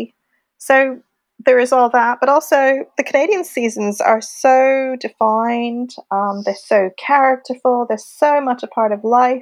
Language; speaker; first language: English; native; English